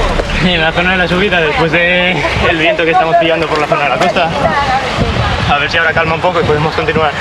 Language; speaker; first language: Spanish; native; Spanish